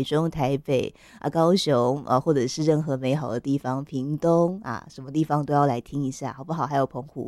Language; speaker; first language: Chinese; native; Chinese